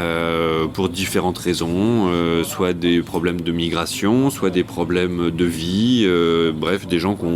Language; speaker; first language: French; native; French